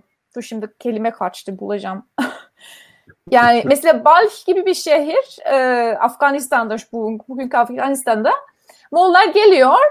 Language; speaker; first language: Turkish; non-native, fluent; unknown